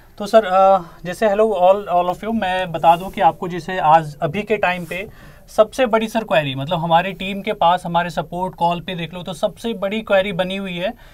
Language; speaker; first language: Hindi; native; Hindi